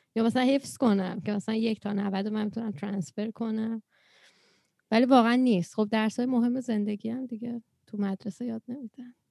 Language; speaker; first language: Persian; native; Persian